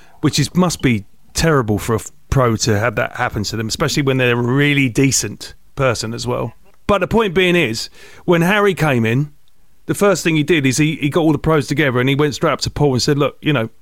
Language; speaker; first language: English; native; English